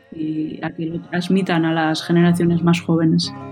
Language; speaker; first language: Spanish; non-native, local second language; Basque